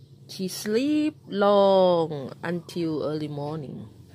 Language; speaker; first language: English; non-native, learner; Thai